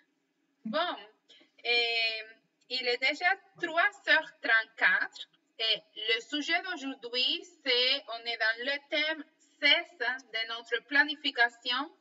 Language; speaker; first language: French; non-native, fluent; Spanish